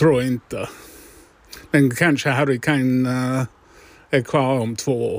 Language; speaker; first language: Swedish; non-native, fluent; English